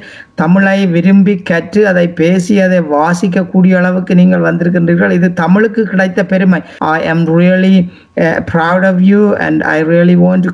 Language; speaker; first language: Tamil; native; Tamil